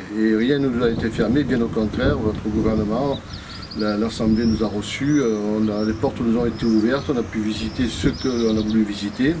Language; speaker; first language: French; native; French